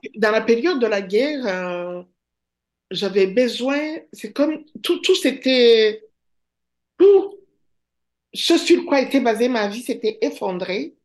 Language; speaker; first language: French; non-native, local second language; Kinyarwanda